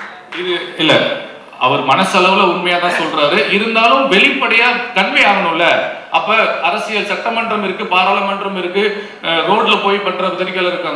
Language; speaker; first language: Tamil; native; Tamil